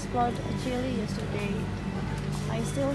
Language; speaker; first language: English; non-native, learner; Indonesian